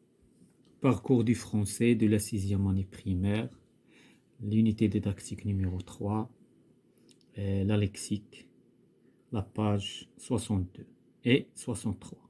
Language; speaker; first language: French; non-native, local second language; Arabic